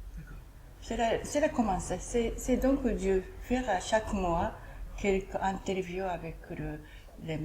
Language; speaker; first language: French; non-native, learner; Japanese